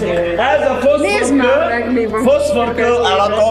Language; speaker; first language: Hungarian; non-native, learner; Arabic